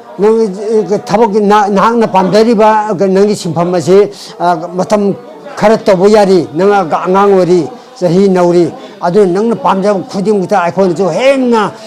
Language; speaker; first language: Manipuri; native; Manipuri